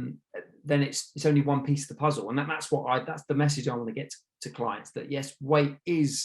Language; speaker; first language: English; native; English